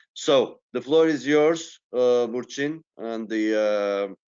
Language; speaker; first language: English; non-native, fluent; Turkish